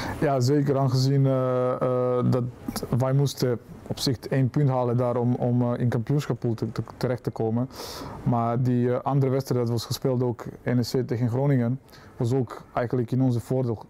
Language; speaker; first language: Dutch; non-native, fluent; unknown